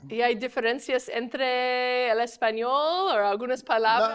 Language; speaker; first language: Spanish; non-native, fluent; English